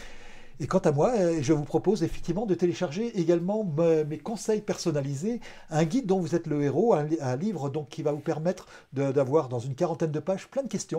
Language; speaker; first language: French; native; French